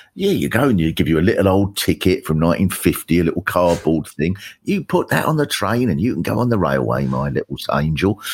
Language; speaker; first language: English; native; English